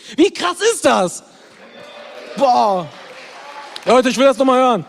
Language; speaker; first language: German; native; German